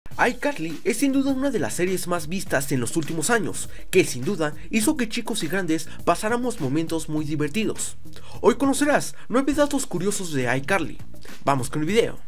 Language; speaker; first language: Spanish; native; Spanish